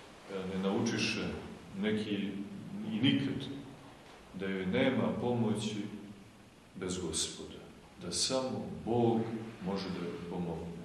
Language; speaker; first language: Serbian; native; Serbian